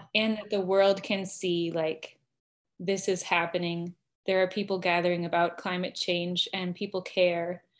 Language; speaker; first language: English; native; English